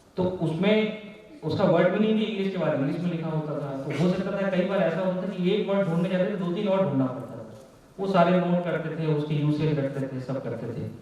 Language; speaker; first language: Hindi; non-native, local second language; Maithili